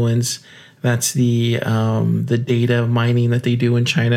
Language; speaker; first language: English; native; English